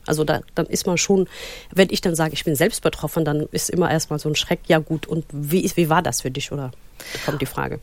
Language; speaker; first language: German; non-native, fluent; Somali